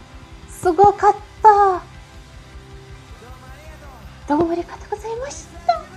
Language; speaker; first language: Japanese; non-native, learner; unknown